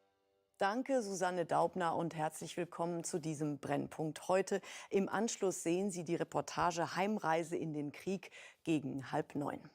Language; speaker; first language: German; native; German